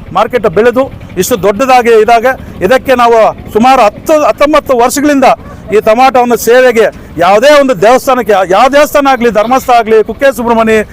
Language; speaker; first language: Kannada; native; Kannada